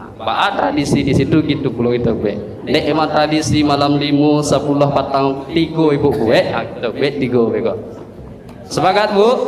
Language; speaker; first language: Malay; non-native, local second language; Minangkabau